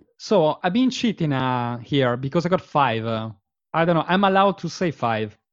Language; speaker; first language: English; non-native, fluent; Italian